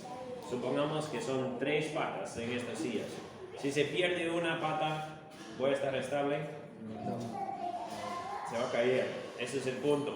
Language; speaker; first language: Spanish; non-native, fluent; English